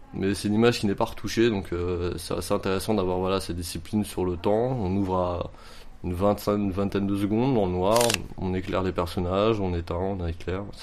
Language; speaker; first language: French; native; French